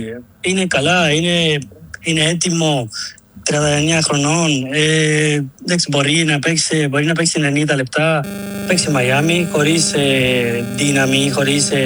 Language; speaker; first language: Greek; non-native, learner; Spanish